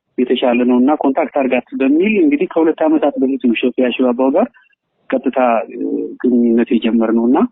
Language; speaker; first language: Amharic; native; Amharic